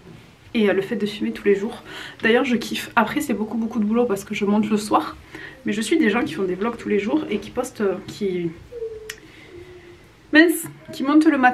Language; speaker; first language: French; native; French